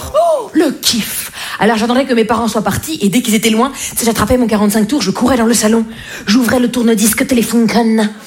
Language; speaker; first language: French; native; French